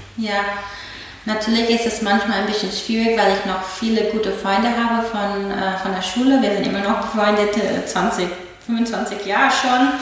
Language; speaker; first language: German; non-native, fluent; English